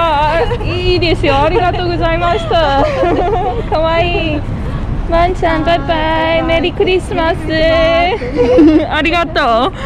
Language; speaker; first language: Japanese; non-native, learner; English